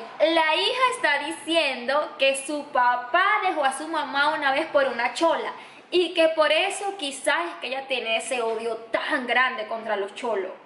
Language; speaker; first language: Spanish; native; Spanish